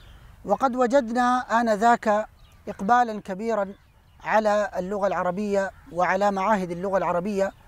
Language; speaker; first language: Arabic; non-native, fluent; Urdu